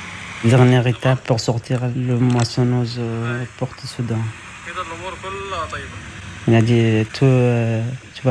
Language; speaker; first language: French; non-native, learner; Arabic